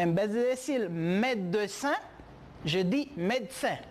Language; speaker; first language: French; non-native, fluent; Spanish